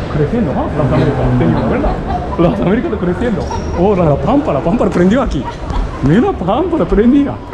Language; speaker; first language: Spanish; non-native, learner; Japanese